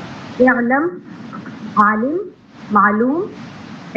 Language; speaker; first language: Arabic; non-native, learner; Urdu